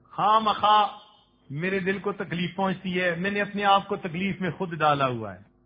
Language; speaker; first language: Urdu; non-native, local second language; Punjabi